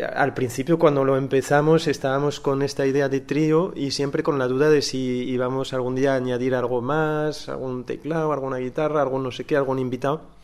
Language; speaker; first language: Spanish; non-native, fluent; French